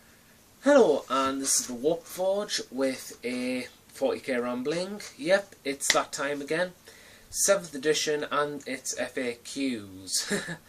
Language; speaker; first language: English; native; English